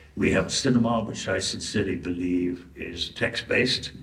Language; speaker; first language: English; native; English